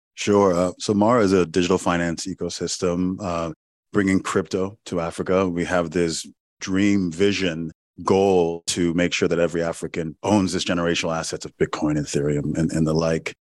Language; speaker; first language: English; non-native, local second language; Igbo